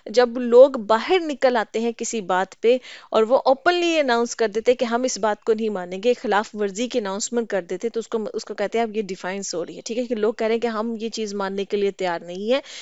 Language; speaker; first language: Urdu; native; Urdu